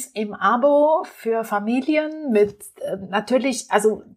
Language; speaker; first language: German; non-native, fluent; Romanian